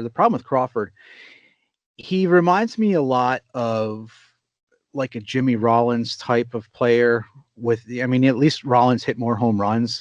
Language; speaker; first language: English; native; English